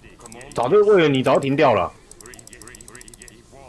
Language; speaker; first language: Chinese; native; Chinese